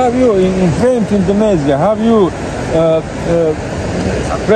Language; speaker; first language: English; non-native, learner; Bosnian